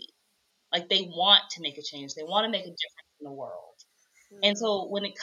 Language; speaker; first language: English; native; English